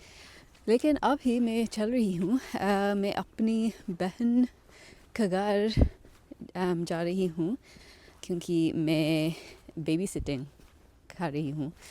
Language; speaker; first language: Hindi; non-native, learner; English